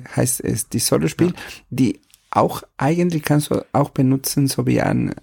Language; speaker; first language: German; non-native, fluent; Spanish